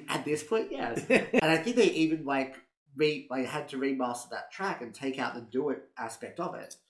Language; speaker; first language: English; native; English